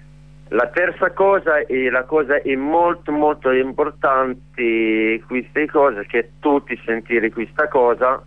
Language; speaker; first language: Italian; non-native, learner; Arabic